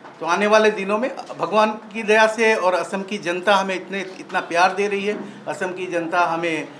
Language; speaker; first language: Hindi; non-native, local second language; Assamese